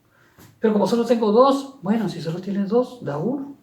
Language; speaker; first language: Spanish; native; Spanish